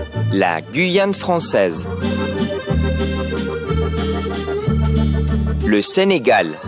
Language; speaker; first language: French; non-native, fluent; Spanish